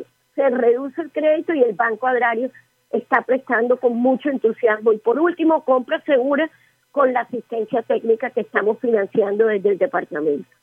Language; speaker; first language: Spanish; native; Spanish